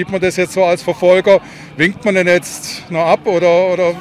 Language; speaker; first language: German; native; German